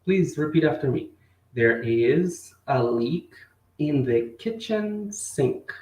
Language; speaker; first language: English; non-native, fluent; Portuguese